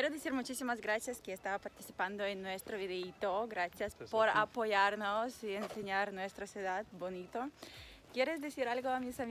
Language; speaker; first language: Spanish; non-native, fluent; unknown